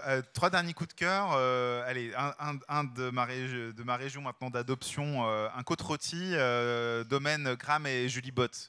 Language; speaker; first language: French; native; French